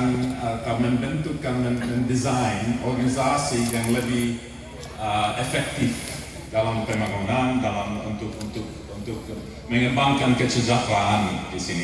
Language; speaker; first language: Indonesian; non-native, fluent; English